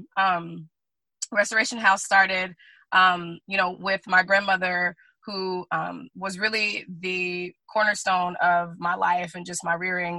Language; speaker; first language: English; native; English